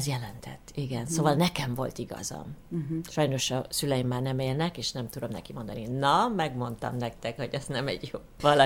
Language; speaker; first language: Hungarian; early bilingual, heritage; Hungarian